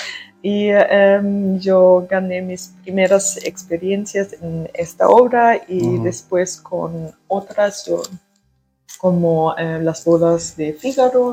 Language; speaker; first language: Spanish; early bilingual, heritage; German